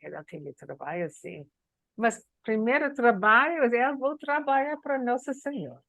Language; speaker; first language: Portuguese; non-native, learner; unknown